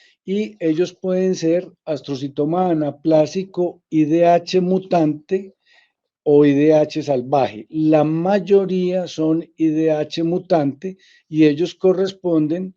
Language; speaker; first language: Spanish; native; Spanish